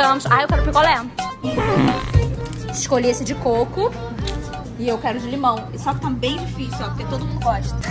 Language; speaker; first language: Portuguese; native; Portuguese